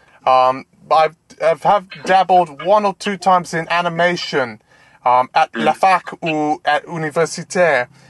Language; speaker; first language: English; native; English